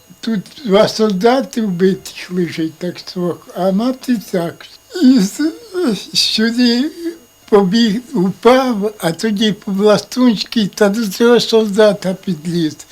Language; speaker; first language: Ukrainian; native; Ukrainian